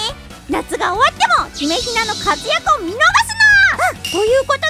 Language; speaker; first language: Japanese; native; Japanese